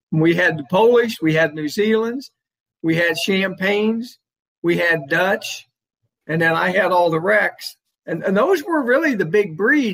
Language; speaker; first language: English; native; English